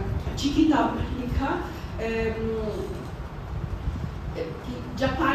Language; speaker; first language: Hindi; non-native, fluent; Italian